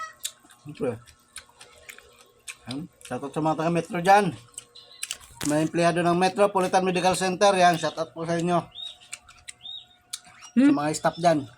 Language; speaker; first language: Filipino; native; Filipino